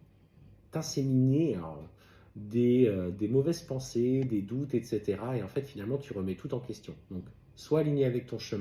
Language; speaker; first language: French; native; French